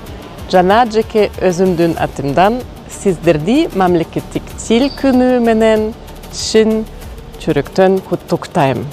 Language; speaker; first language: Kyrgyz; non-native, learner; German